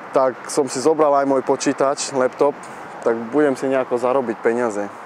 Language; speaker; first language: Slovak; early bilingual, heritage; Slovak